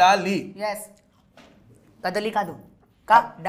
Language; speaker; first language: Telugu; non-native, learner; Hindi